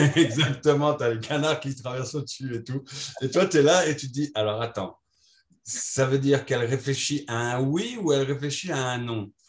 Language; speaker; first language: French; native; French